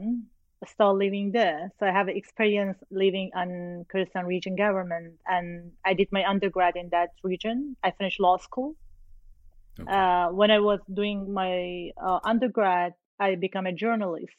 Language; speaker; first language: English; non-native, fluent; Persian